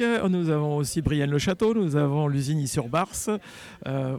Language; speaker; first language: French; native; French